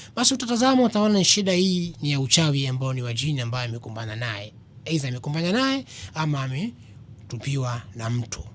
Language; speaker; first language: Swahili; native; Swahili